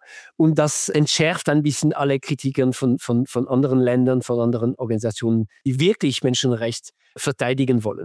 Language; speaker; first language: German; non-native, fluent; French